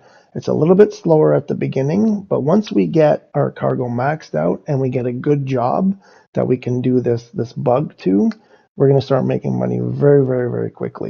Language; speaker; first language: English; native; English